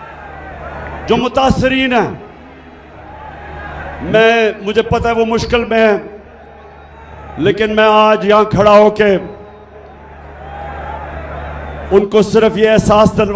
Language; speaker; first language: Urdu; native; Urdu